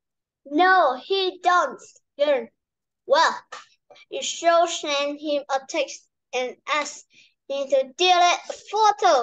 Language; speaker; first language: English; non-native, learner; Vietnamese